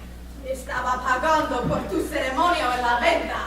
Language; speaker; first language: Spanish; non-native, learner; English